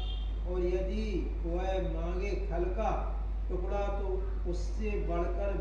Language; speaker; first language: Hindi; native; Hindi